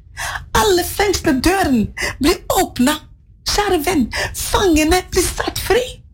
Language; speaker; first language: Norwegian; non-native, fluent; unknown